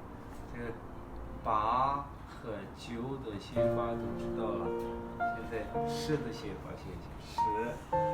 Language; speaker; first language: Chinese; non-native, fluent; Kazakh